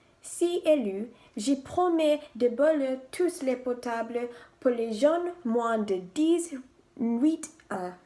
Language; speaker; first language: French; non-native, fluent; English